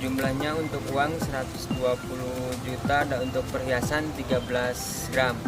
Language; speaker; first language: Indonesian; non-native, local second language; Sundanese